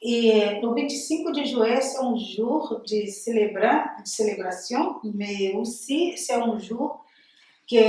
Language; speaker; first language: French; non-native, learner; Portuguese